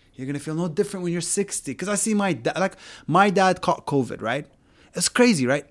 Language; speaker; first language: English; non-native, fluent; Arabic